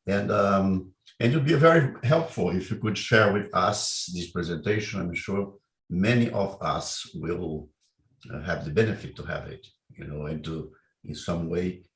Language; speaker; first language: English; non-native, fluent; Portuguese